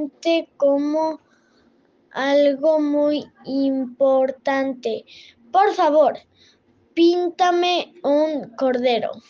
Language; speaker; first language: Spanish; non-native, learner; French